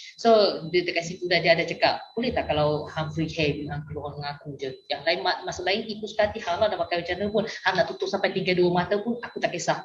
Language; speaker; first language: Malay; non-native, local second language; Min Nan Chinese